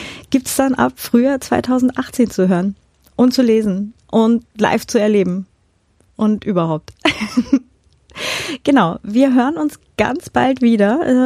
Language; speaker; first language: German; native; German